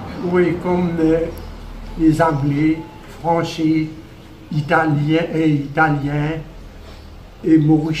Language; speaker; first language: French; non-native, learner; Morisyen